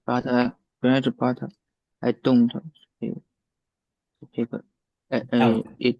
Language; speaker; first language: English; non-native, learner; Chinese